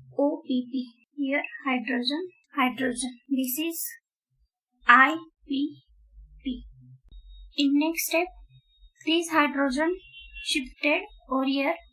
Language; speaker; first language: English; non-native, local second language; Marathi